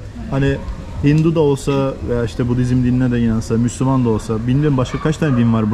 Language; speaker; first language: Turkish; native; Turkish